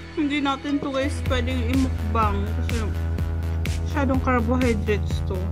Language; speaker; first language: Filipino; non-native, local second language; Bikol